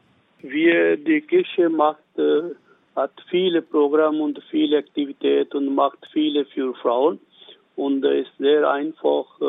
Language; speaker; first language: German; non-native, learner; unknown